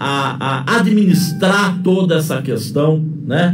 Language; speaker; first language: Portuguese; native; Portuguese